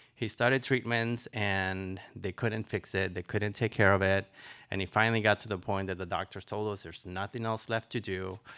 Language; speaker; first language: English; early bilingual, other home language; Spanish